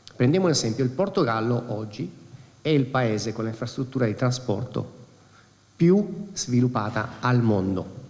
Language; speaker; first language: Italian; non-native, fluent; Spanish